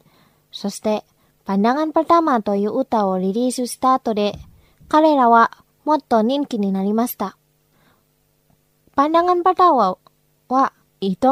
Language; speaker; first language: Japanese; non-native, fluent; Indonesian